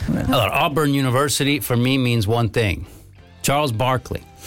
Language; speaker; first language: English; native; English